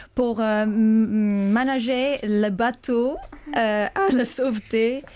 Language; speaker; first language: French; non-native, learner; English